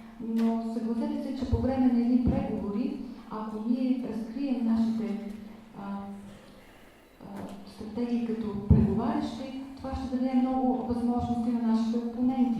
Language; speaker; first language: Bulgarian; native; Bulgarian